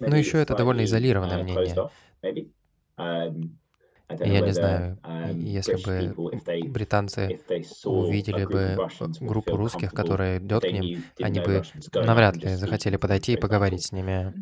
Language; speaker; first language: Russian; non-native, fluent; English